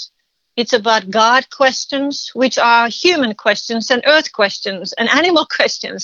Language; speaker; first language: English; non-native, fluent; Finnish